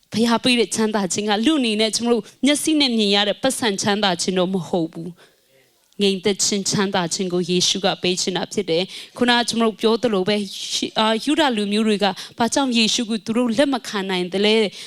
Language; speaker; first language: Burmese; non-native, local second language; Tedim Chin